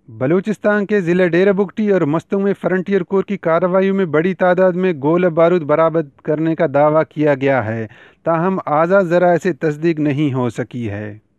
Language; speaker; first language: Urdu; non-native, local second language; Baluchi